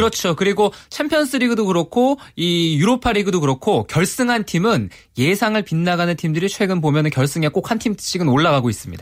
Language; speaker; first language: Korean; native; Korean